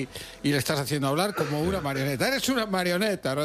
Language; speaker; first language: Spanish; native; Spanish